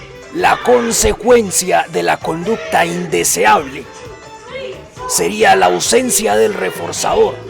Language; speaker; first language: Spanish; native; Spanish